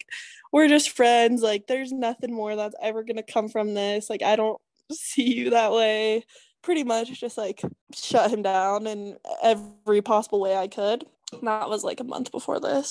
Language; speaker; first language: English; native; English